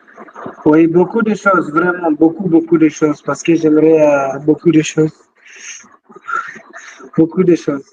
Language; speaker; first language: French; non-native, local second language; Tamasheq